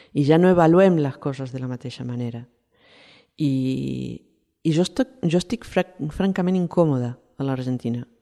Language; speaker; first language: Catalan; non-native, fluent; Spanish